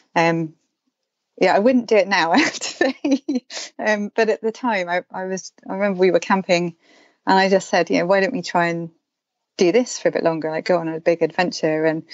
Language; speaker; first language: English; native; English